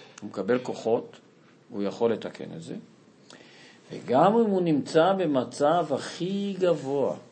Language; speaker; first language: Hebrew; non-native, fluent; Portuguese